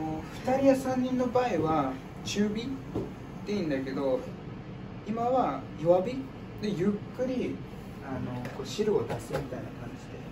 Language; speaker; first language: Japanese; non-native, fluent; English